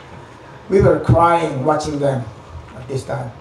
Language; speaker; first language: English; non-native, local second language; Filipino